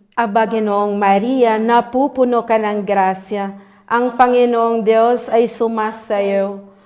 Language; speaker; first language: Portuguese; non-native, fluent; Filipino